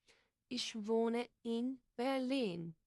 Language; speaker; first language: German; non-native, fluent; Persian